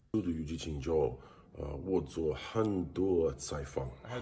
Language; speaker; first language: Chinese; non-native, learner; English